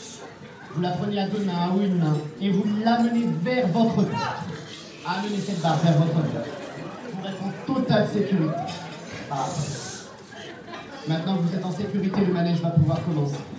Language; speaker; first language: French; native; French